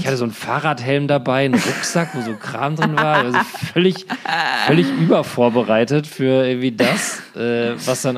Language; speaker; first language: German; native; German